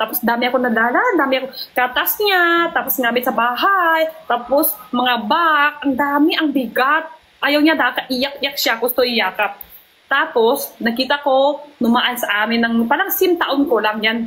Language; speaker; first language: Filipino; non-native, learner; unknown